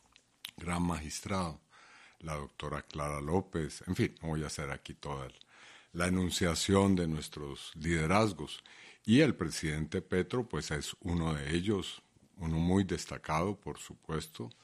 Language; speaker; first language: Spanish; native; Spanish